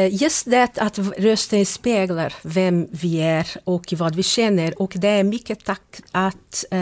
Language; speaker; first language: Swedish; non-native, fluent; Portuguese